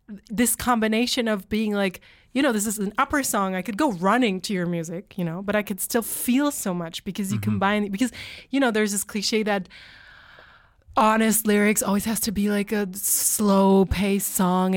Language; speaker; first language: English; non-native, fluent; German